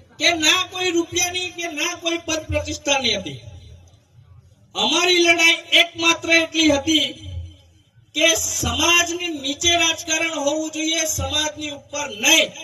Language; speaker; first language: Gujarati; native; Gujarati